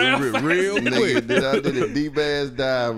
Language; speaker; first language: English; native; English